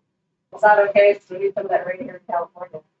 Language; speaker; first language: English; native; English